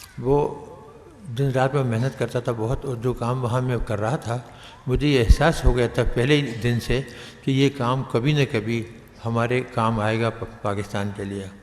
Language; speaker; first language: Urdu; native; Urdu